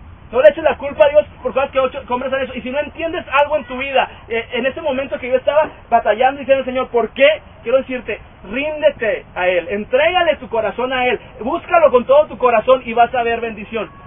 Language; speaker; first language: Spanish; native; Spanish